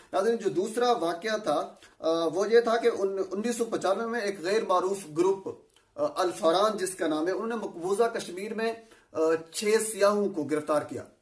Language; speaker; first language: Urdu; non-native, local second language; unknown